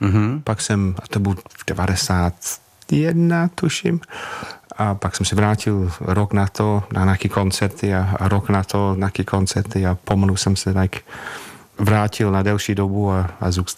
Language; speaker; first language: Czech; non-native, fluent; English